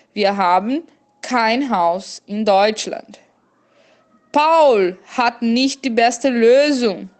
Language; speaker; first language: German; non-native, fluent; Portuguese